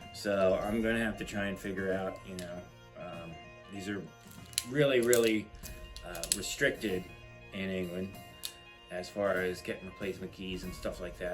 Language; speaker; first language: English; native; English